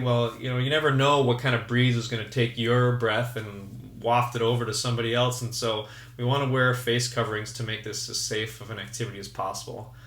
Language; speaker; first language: English; native; English